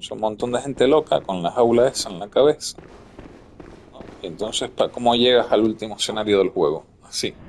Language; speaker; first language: Spanish; native; Spanish